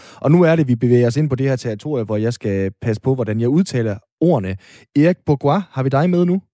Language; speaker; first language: Danish; native; Danish